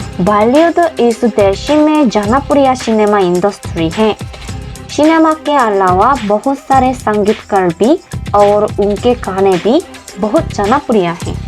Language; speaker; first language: Hindi; non-native, fluent; Korean